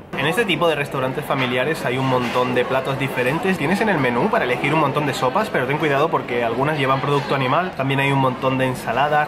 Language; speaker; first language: Spanish; native; Spanish